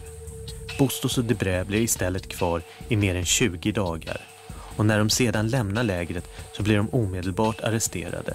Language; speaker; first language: Swedish; native; Swedish